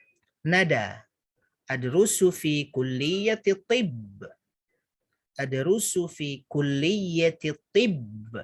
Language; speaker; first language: Arabic; non-native, fluent; Indonesian